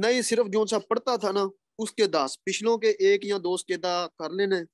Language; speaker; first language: Urdu; non-native, local second language; Punjabi